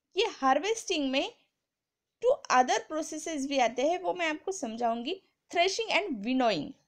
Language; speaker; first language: Hindi; non-native, local second language; Marathi